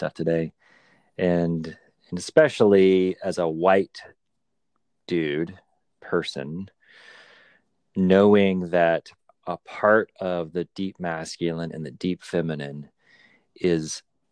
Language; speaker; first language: English; native; English